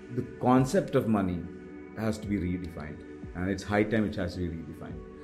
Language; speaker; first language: English; non-native, local second language; Malayalam